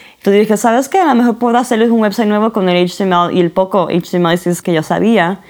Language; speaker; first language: Spanish; early bilingual, heritage; Spanish